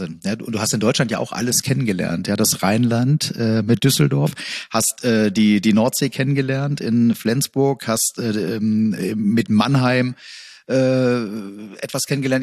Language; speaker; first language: German; native; German